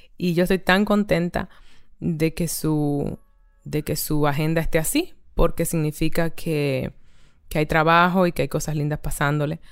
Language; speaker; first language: Spanish; native; Spanish